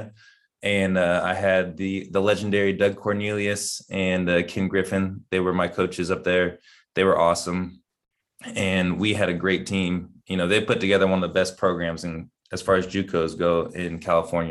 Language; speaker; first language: English; native; English